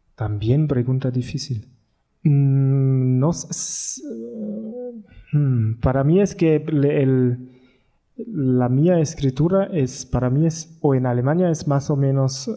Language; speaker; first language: Spanish; non-native, learner; German